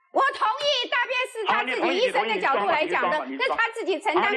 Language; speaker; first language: Chinese; native; Chinese